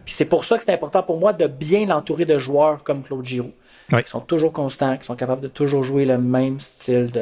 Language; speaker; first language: French; native; French